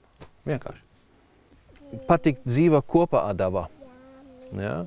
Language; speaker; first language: Latvian; non-native, learner; German